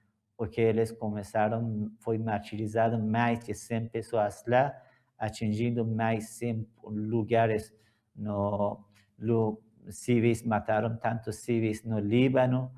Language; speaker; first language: Portuguese; non-native, learner; Persian